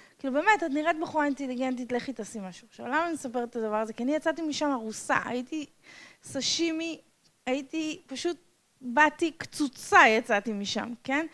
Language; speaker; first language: Hebrew; non-native, fluent; English